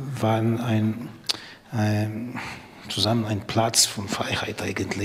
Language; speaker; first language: German; non-native, learner; Polish